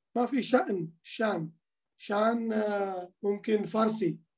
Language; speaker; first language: Arabic; non-native, learner; Urdu